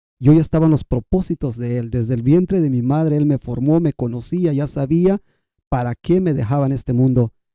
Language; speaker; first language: Spanish; non-native, local second language; Kʼicheʼ